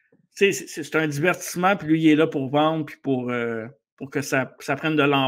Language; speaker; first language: French; native; French